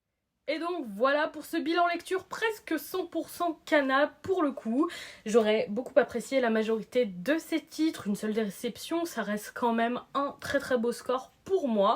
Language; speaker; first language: French; native; French